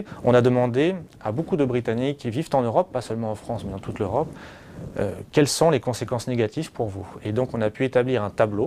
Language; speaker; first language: French; native; French